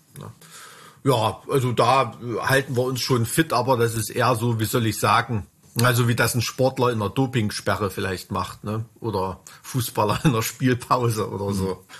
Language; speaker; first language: German; native; German